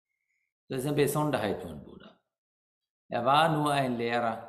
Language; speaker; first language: German; non-native, learner; Sinhala